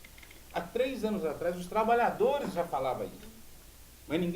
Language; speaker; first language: Portuguese; native; Portuguese